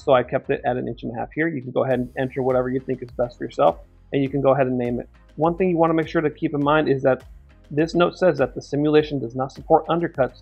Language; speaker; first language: English; native; English